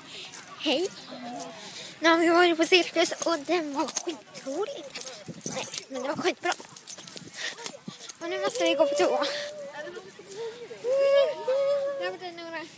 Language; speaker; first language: Swedish; native; Swedish